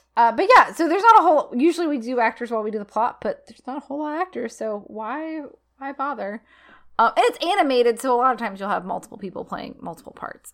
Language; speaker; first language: English; native; English